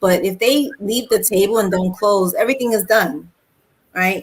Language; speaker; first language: English; native; English